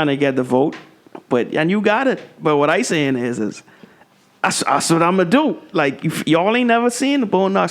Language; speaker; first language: English; native; English